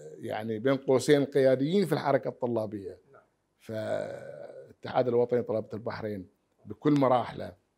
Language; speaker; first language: Arabic; native; Arabic